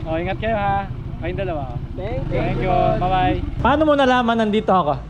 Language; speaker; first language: Filipino; non-native, local second language; Pampanga